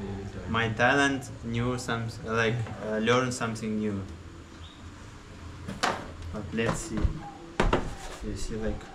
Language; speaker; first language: English; non-native, learner; Russian